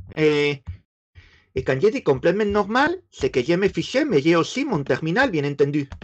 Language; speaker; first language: French; non-native, fluent; Spanish